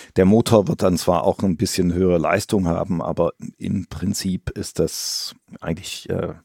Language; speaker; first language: German; native; German